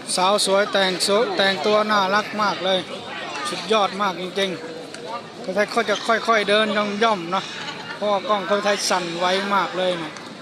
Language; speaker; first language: Thai; native; Thai